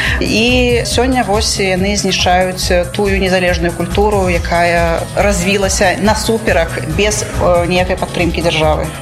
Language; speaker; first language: Belarusian; native; Belarusian